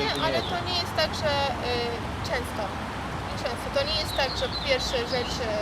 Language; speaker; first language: Polish; non-native, learner; Afrikaans